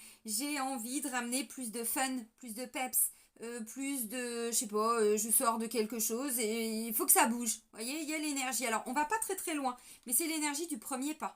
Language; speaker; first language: French; native; French